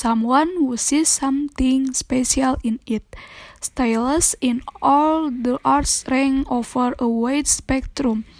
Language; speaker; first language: English; non-native, learner; Indonesian